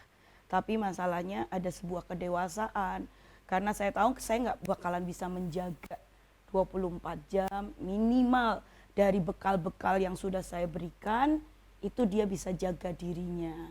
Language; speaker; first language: Indonesian; native; Indonesian